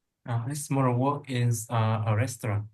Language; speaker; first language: English; non-native, learner; Vietnamese